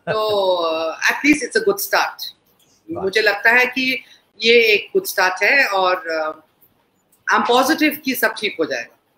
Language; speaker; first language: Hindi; non-native, local second language; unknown